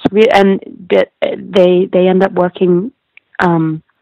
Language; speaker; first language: English; native; English